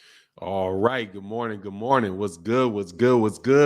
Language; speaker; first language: English; native; English